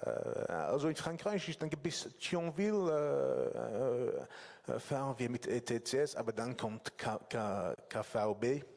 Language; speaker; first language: German; non-native, learner; English